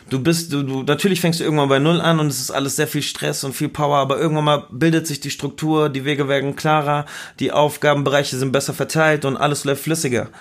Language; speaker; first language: German; early bilingual, other home language; Spanish